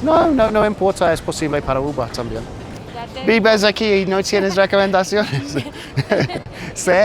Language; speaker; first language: Spanish; non-native, learner; English